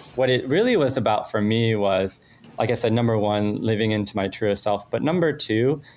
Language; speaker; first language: English; non-native, fluent; Spanish